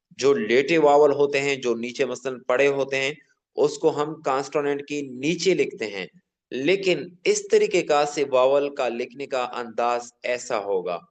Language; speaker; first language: Urdu; non-native, local second language; Pashto